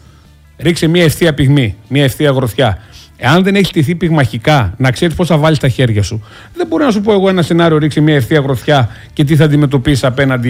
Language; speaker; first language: Greek; native; Greek